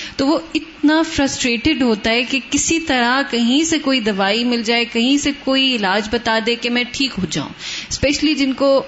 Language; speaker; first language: Urdu; non-native, local second language; Punjabi